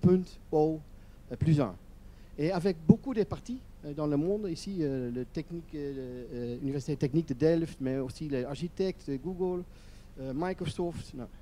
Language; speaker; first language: French; non-native, learner; Dutch